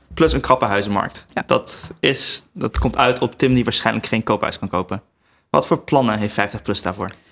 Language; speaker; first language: Dutch; native; Dutch